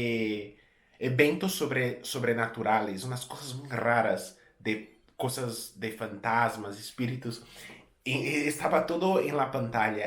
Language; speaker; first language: Spanish; non-native, fluent; Portuguese